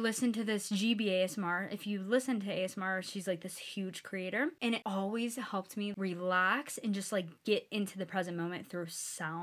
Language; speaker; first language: English; native; English